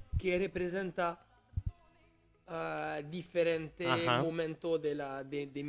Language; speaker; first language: Spanish; non-native, learner; French